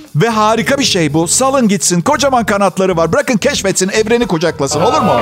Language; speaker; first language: Turkish; non-native, fluent; Italian